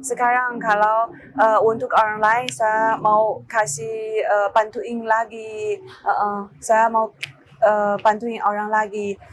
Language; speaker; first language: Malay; non-native, learner; Chinese